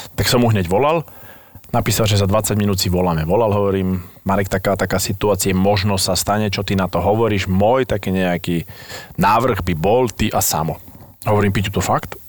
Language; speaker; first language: Slovak; native; Slovak